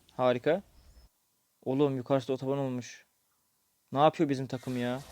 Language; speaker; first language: Turkish; native; Turkish